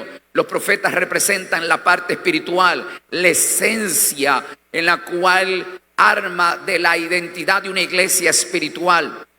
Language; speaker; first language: Spanish; native; Spanish